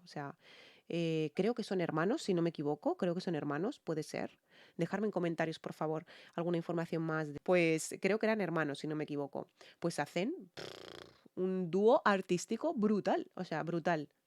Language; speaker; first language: Spanish; native; Spanish